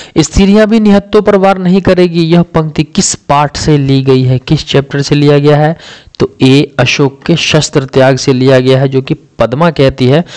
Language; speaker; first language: Hindi; native; Hindi